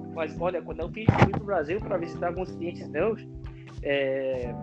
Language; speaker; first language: Portuguese; non-native, fluent; English